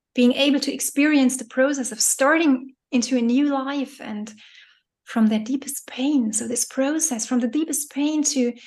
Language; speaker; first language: English; non-native, fluent; German